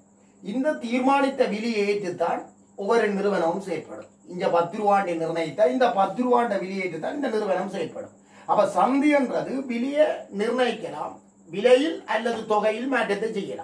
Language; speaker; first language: Tamil; native; Tamil